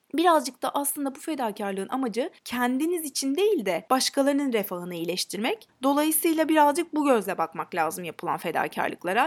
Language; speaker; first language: Turkish; native; Turkish